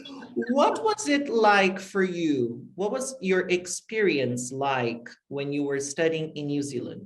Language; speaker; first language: English; non-native, fluent; Portuguese